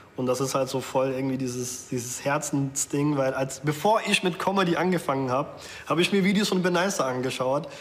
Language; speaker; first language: German; early bilingual, other home language; Arabic